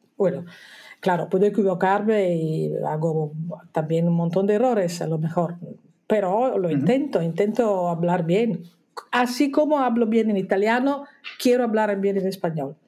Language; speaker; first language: Spanish; non-native, fluent; Italian